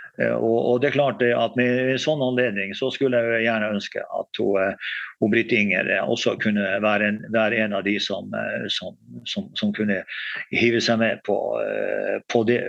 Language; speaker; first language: Norwegian; native; Norwegian